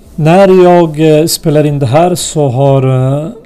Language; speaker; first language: Swedish; early bilingual, other home language; Spanish